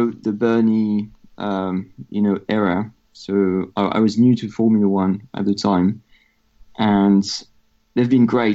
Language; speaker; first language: English; non-native, fluent; French